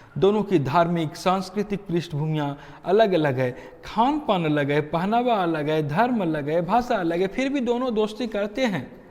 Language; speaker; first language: Hindi; native; Hindi